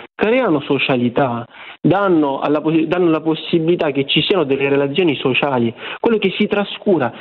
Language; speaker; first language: Italian; native; Italian